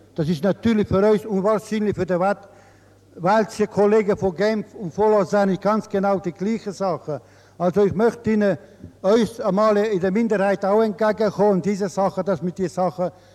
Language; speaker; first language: German; non-native, local second language; Italian